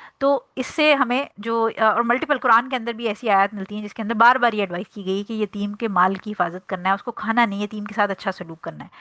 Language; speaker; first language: Urdu; native; Urdu